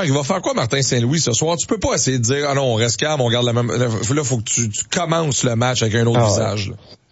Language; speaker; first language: French; native; French